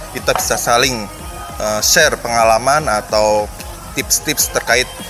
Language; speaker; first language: Indonesian; native; Indonesian